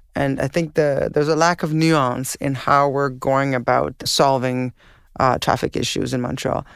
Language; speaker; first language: English; non-native, fluent; Danish